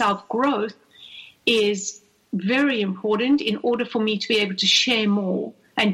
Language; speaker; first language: English; native; English